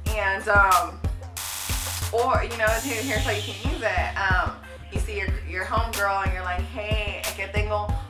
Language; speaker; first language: English; native; English